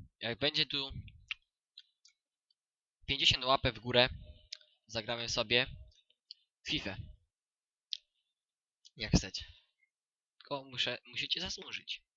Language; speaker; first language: Polish; native; Polish